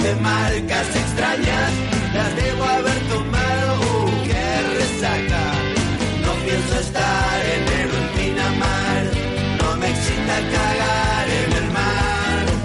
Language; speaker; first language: Catalan; native; Catalan